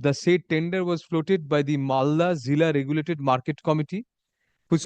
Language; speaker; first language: English; non-native, local second language; Bangla